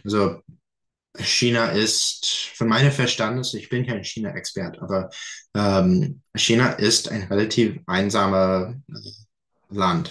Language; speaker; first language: German; non-native, fluent; English